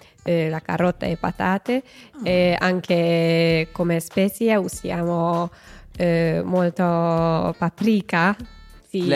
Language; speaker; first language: Italian; non-native, learner; Hungarian